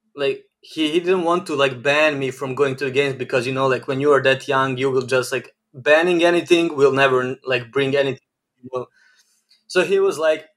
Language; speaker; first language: English; non-native, fluent; Serbian